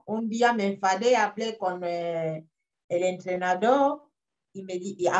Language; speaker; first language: Spanish; non-native, fluent; French